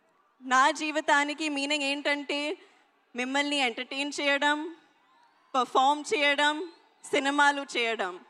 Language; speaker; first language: Telugu; non-native, learner; Hindi